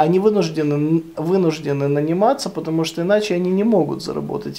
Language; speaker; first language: Russian; native; Russian